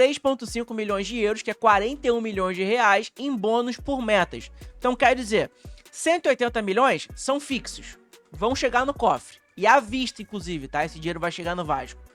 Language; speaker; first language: Portuguese; native; Portuguese